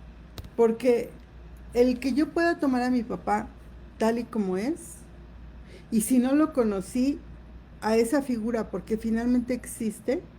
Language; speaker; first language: Spanish; native; Spanish